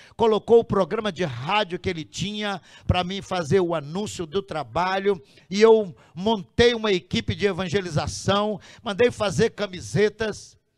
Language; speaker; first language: Portuguese; native; Portuguese